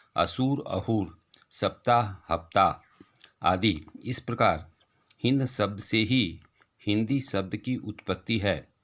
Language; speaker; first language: Hindi; native; Hindi